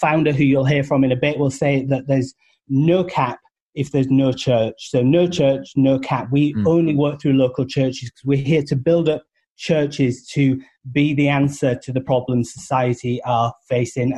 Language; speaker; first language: English; native; English